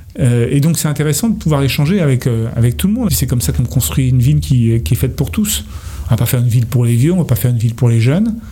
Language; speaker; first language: French; native; French